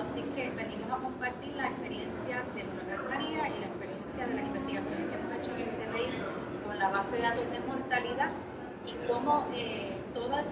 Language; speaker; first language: Spanish; native; Spanish